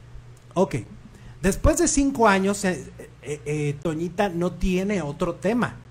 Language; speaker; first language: Spanish; native; Spanish